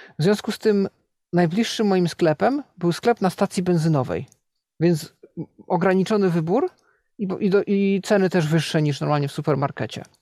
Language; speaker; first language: Polish; native; Polish